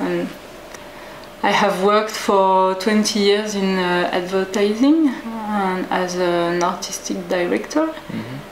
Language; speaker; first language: English; non-native, learner; French